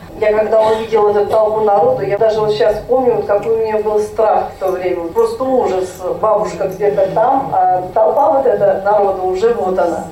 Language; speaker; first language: Russian; non-native, local second language; Tatar